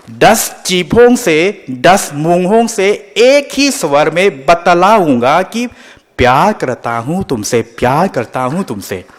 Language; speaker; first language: Hindi; non-native, fluent; Thai